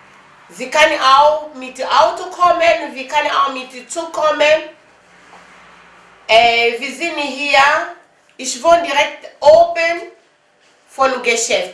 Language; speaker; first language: German; non-native, learner; Lingala